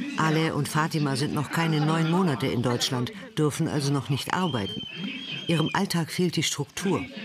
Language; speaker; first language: German; native; German